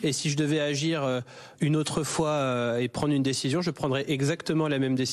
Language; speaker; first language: French; native; French